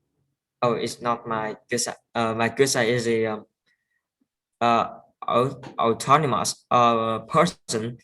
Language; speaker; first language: English; non-native, learner; Vietnamese